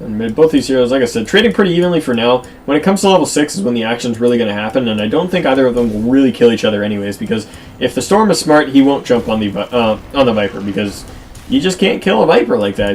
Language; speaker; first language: English; native; English